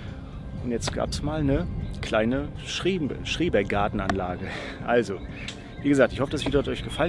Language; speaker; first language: German; native; German